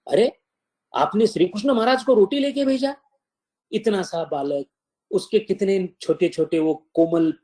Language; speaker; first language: Hindi; non-native, local second language; Marathi